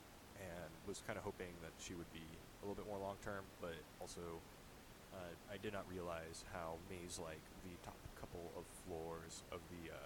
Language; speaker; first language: English; native; English